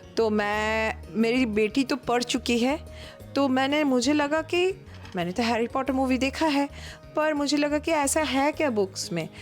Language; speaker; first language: Hindi; non-native, local second language; Bangla